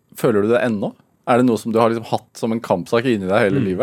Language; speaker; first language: Norwegian; native; Norwegian